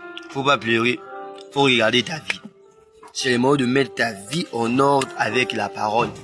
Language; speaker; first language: French; non-native, local second language; Lingala